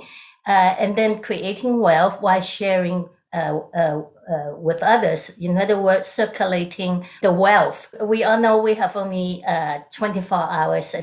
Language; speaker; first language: English; non-native, local second language; Cantonese